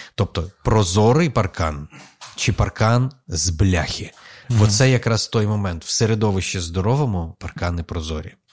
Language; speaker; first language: Ukrainian; native; Ukrainian